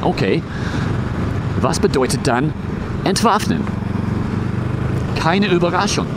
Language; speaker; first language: German; non-native, fluent; English